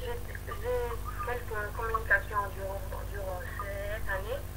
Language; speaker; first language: French; non-native, learner; Arabic